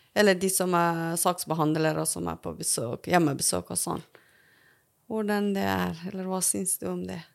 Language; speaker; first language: Norwegian; non-native, learner; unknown